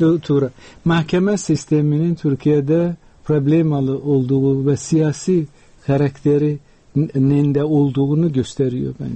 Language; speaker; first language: Turkish; non-native, fluent; Uzbek